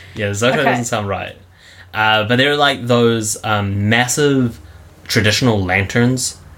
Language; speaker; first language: English; native; English